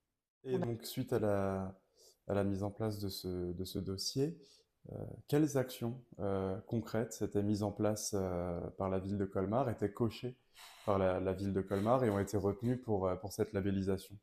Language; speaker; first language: French; native; French